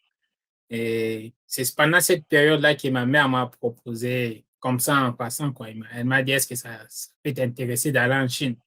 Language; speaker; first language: French; non-native, local second language; Lingala